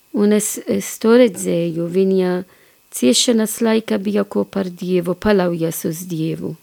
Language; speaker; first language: Latvian; non-native, fluent; Maltese